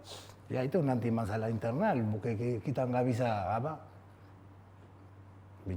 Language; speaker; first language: Indonesian; non-native, fluent; Spanish